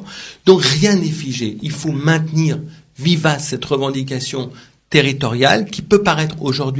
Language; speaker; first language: French; native; French